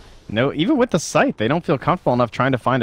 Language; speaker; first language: English; native; English